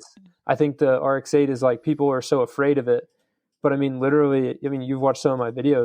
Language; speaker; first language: English; native; English